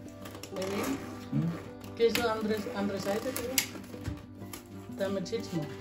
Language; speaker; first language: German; non-native, learner; Indonesian